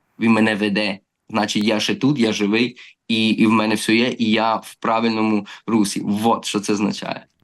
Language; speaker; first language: Ukrainian; early bilingual, heritage; Ukrainian